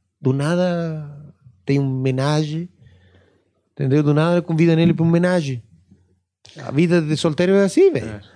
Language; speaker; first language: Portuguese; non-native, fluent; Spanish